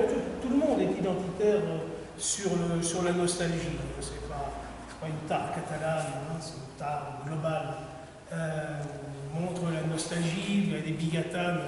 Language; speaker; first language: French; native; French